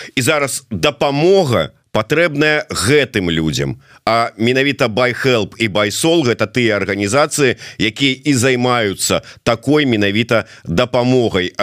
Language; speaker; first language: Belarusian; native; Belarusian